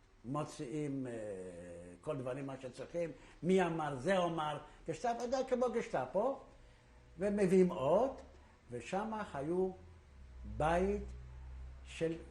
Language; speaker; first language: Hebrew; non-native, fluent; Yiddish